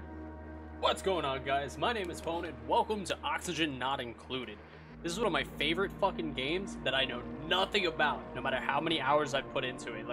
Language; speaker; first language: English; native; English